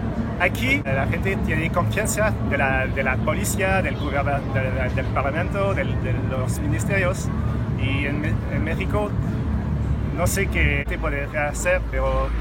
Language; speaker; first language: Spanish; non-native, learner; French